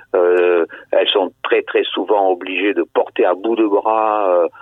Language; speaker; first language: French; native; French